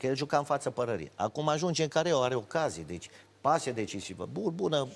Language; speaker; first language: Romanian; native; Romanian